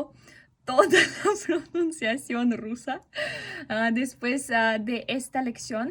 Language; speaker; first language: Spanish; non-native, fluent; Russian